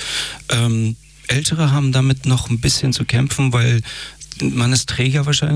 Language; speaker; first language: German; early bilingual, other home language; Persian